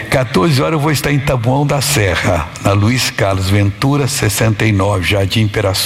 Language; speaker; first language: Portuguese; native; Portuguese